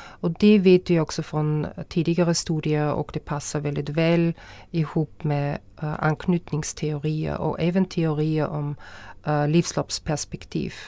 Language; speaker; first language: Swedish; non-native, fluent; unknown